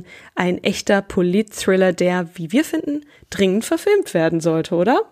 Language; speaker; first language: German; native; German